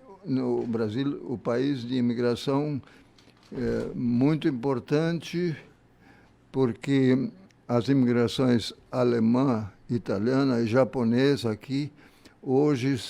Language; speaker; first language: Portuguese; early bilingual, other home language; German